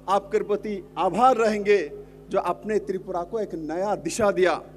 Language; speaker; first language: Hindi; non-native, local second language; Bangla